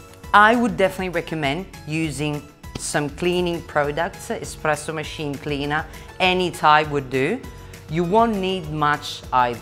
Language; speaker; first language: English; non-native, fluent; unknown